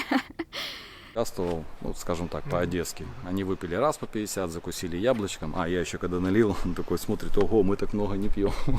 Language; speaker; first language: Russian; native; Russian